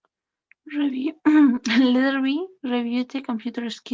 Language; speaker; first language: English; non-native, learner; Spanish